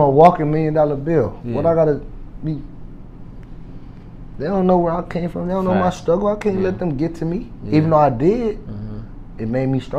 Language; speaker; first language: English; native; English